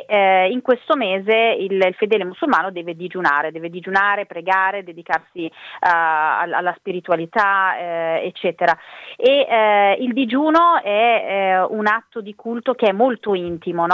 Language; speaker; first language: Italian; native; Italian